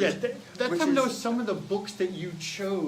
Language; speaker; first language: English; native; English